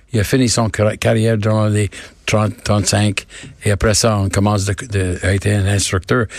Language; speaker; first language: French; non-native, learner; English